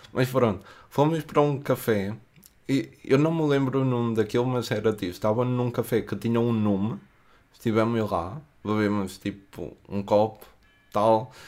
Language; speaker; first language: Portuguese; native; Portuguese